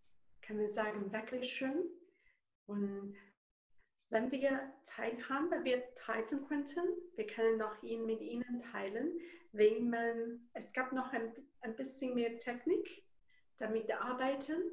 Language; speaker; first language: German; non-native, learner; Chinese